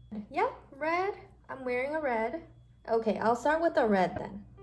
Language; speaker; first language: English; early bilingual, other home language; Korean